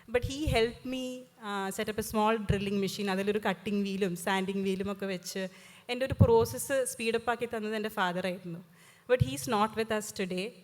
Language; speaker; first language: Malayalam; native; Malayalam